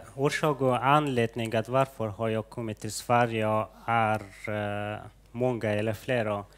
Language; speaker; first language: Swedish; non-native, fluent; Hazaragi